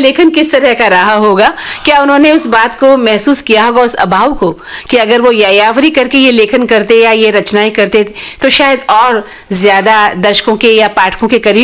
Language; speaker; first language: Hindi; native; Hindi